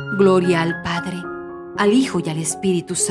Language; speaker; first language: Spanish; native; Spanish